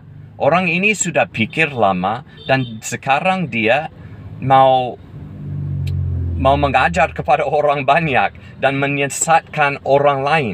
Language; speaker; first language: Indonesian; non-native, fluent; English